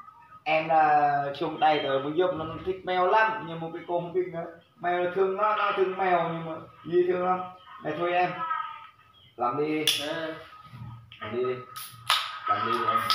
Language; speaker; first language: Vietnamese; non-native, local second language; Jarai